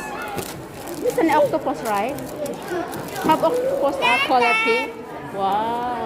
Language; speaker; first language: English; non-native, learner; Filipino